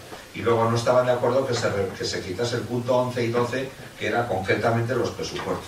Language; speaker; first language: Spanish; native; Spanish